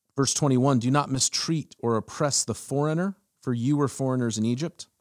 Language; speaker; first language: English; early bilingual, other home language; German